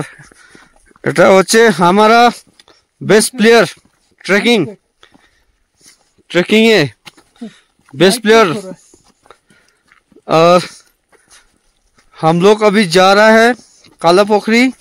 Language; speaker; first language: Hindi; non-native, local second language; Nepali